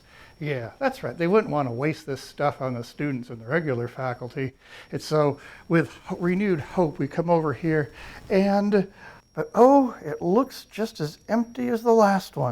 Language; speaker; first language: English; native; English